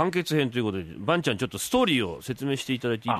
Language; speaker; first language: Japanese; native; Japanese